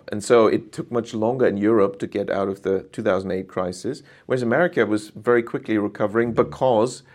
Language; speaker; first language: English; non-native, fluent; German